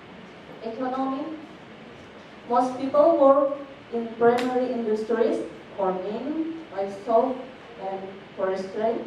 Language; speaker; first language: English; non-native, learner; Indonesian